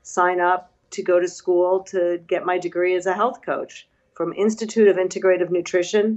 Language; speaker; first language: English; native; English